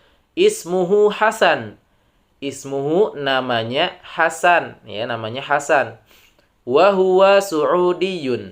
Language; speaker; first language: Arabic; non-native, fluent; Indonesian